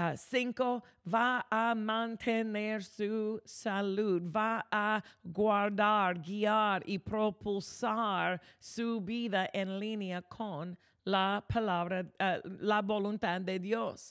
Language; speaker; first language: Spanish; non-native, fluent; English